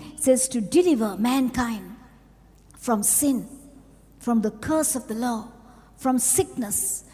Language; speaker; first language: English; non-native, local second language; Sinhala